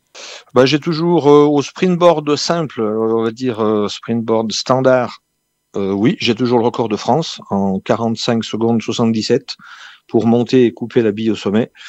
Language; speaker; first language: French; native; French